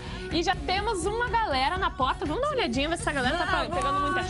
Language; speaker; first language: Portuguese; native; Portuguese